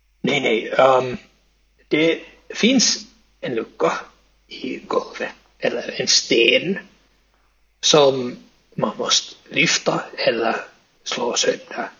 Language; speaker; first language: Swedish; native; Swedish